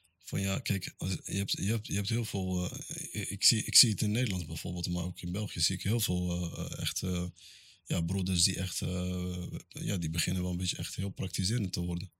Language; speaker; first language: Dutch; early bilingual, other home language; Arabic